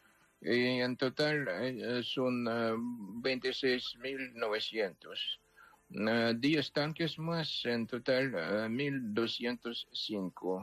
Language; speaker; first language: Spanish; non-native, fluent; Ukrainian